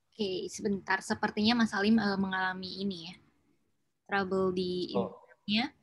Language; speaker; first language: Indonesian; native; Indonesian